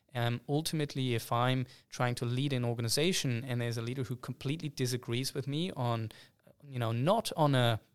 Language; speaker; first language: English; non-native, fluent; German